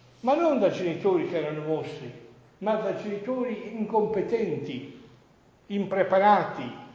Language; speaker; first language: Italian; native; Italian